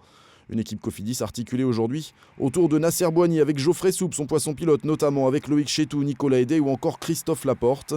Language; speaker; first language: French; native; French